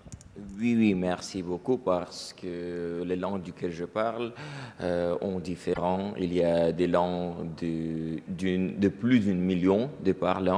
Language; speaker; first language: French; non-native, fluent; Russian